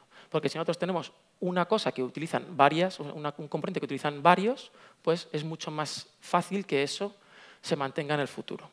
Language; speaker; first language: Spanish; native; Spanish